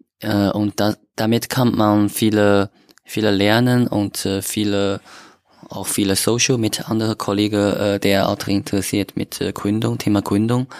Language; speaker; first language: German; non-native, learner; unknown